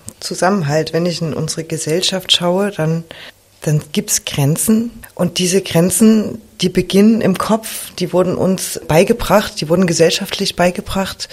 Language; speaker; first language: German; native; German